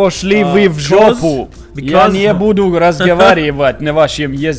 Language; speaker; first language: Russian; native; Russian